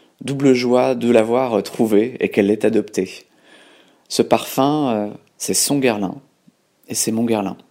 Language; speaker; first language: French; native; French